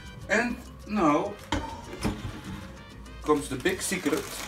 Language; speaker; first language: English; non-native, fluent; Dutch